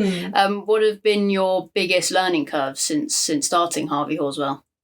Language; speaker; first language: English; native; English